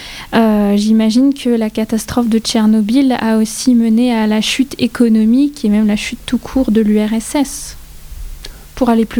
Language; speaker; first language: French; native; French